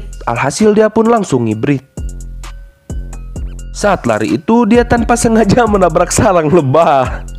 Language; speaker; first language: Indonesian; native; Indonesian